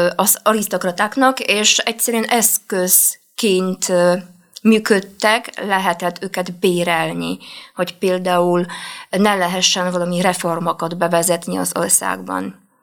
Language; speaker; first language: Hungarian; non-native, fluent; Polish